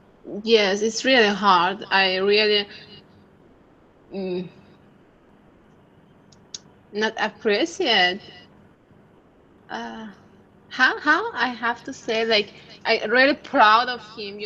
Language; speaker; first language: English; non-native, learner; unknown